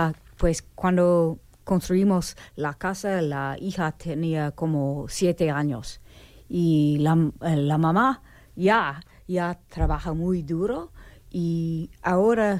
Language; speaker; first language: Spanish; non-native, learner; English